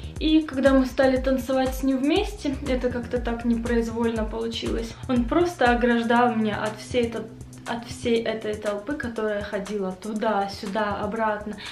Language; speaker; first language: Russian; native; Russian